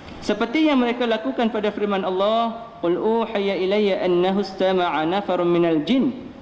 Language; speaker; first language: Malay; native; Malay